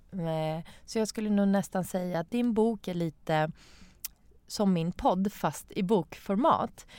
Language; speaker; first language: Swedish; non-native, fluent; Persian